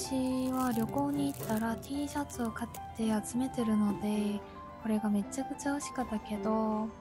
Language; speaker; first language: Japanese; non-native, fluent; Korean